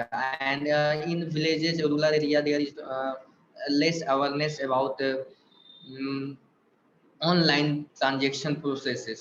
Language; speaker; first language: English; non-native, local second language; Hindi